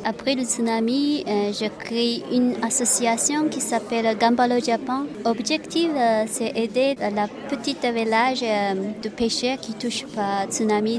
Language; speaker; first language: French; non-native, learner; Japanese